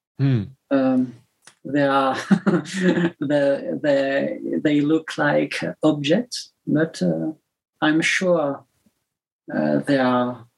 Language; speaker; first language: English; non-native, learner; French